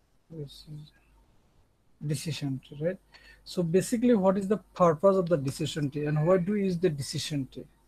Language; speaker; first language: English; non-native, local second language; Bangla